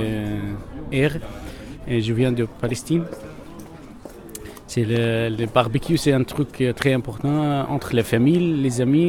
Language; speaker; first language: French; non-native, learner; Arabic